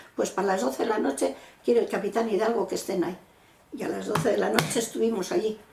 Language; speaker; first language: Spanish; non-native, local second language; Basque